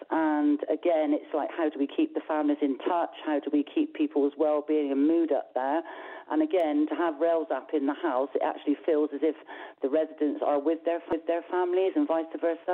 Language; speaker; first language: English; native; English